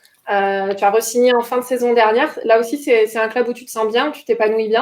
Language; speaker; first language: French; native; French